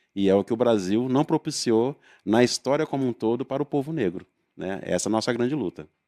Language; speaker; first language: Portuguese; native; Portuguese